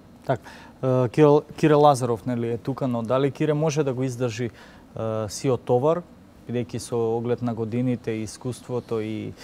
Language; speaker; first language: Macedonian; native; Macedonian